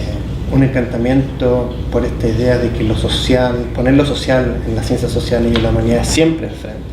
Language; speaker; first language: Spanish; native; Spanish